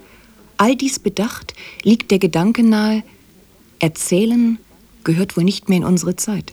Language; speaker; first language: German; native; German